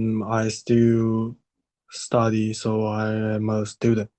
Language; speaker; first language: English; non-native, learner; Chinese